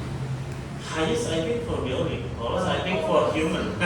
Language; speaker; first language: English; non-native, fluent; Indonesian